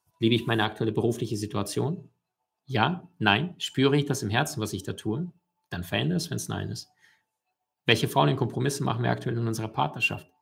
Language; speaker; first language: German; early bilingual, other home language; Russian